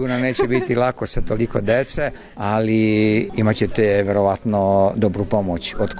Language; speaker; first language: Serbian; native; Serbian